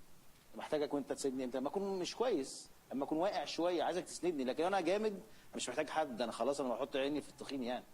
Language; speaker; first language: Arabic; native; Arabic